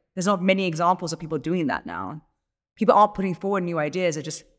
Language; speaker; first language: English; native; English